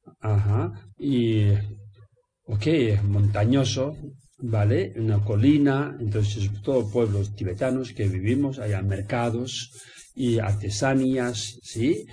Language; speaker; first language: Spanish; non-native, learner; Tibetan